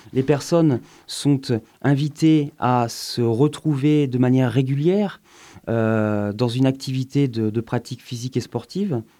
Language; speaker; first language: French; native; French